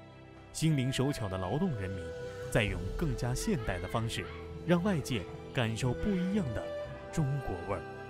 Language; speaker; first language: Chinese; native; Chinese